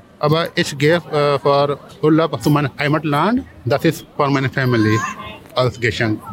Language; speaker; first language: German; non-native, learner; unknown